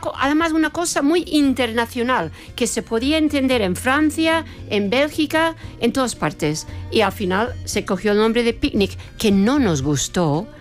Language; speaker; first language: Spanish; early bilingual, other home language; English